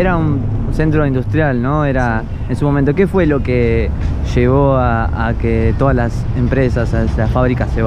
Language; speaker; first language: Spanish; native; Spanish